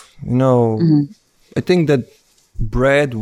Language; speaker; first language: English; non-native, fluent; Croatian